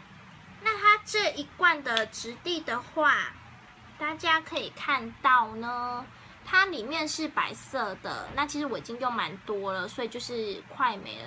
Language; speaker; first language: Chinese; native; Chinese